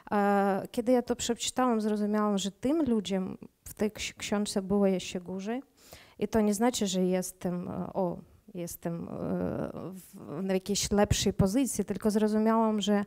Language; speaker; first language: Polish; non-native, learner; Ukrainian